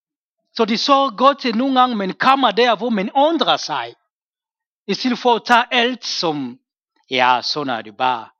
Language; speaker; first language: Danish; non-native, fluent; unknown